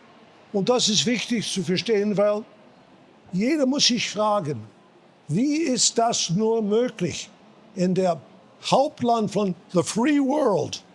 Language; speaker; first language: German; non-native, fluent; English